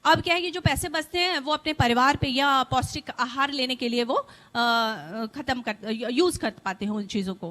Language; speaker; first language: Hindi; native; Hindi